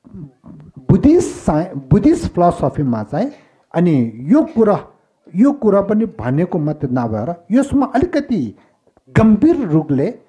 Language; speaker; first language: Nepali; non-native, local second language; Tibetan